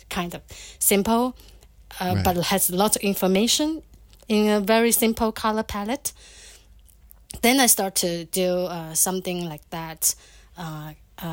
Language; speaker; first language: English; non-native, fluent; Chinese